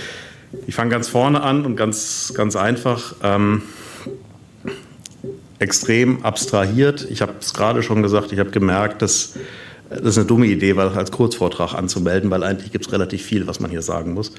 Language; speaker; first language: German; native; German